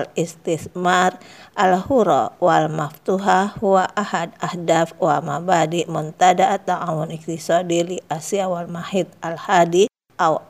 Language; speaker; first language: Arabic; non-native, learner; Indonesian